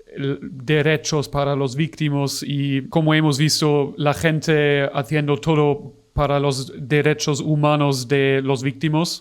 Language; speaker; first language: Spanish; non-native, fluent; German